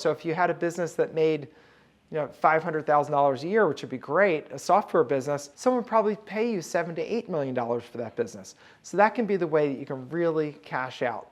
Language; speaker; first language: English; native; English